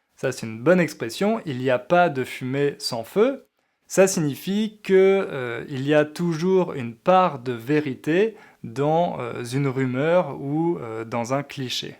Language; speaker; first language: French; native; French